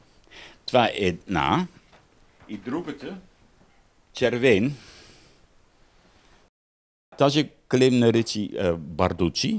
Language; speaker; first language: Bulgarian; non-native, learner; Dutch